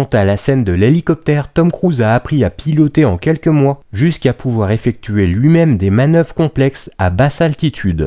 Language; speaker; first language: French; native; French